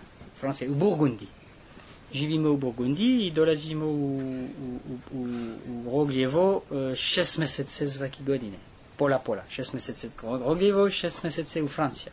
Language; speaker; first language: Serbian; non-native, learner; French